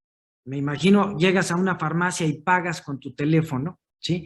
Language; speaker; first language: Spanish; native; Spanish